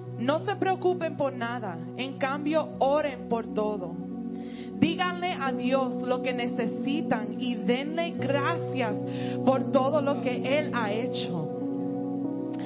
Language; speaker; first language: Spanish; early bilingual, heritage; Spanish